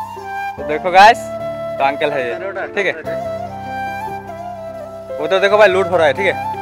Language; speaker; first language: Hindi; non-native, local second language; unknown